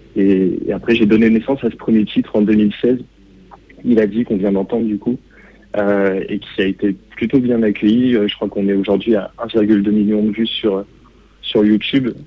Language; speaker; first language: French; native; French